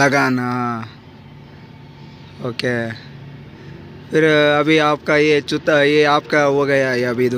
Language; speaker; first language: Hindi; non-native, local second language; Kannada